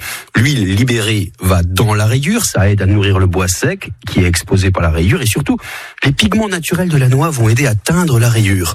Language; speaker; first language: French; native; French